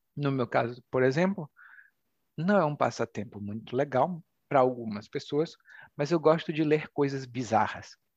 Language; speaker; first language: Portuguese; native; Portuguese